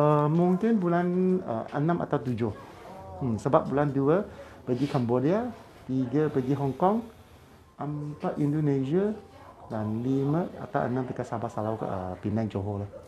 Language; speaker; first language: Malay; non-native, local second language; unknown